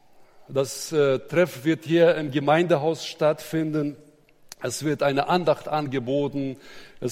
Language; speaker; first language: German; native; German